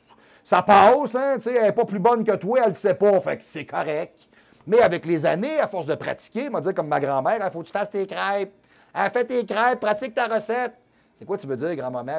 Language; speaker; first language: French; native; French